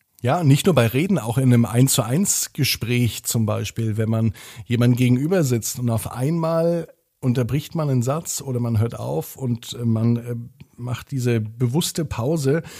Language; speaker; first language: German; native; German